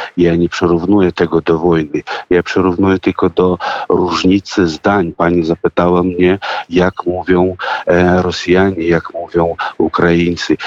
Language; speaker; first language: Polish; early bilingual, heritage; Polish